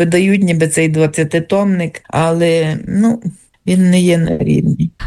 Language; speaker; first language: Ukrainian; native; Ukrainian